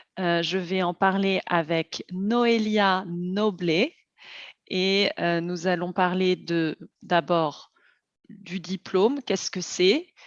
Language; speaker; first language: French; native; French